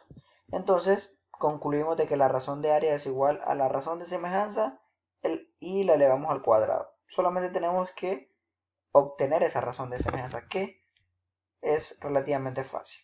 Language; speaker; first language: Spanish; native; Spanish